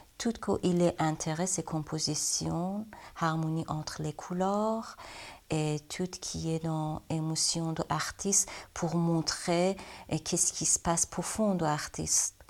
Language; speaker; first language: French; non-native, learner; Persian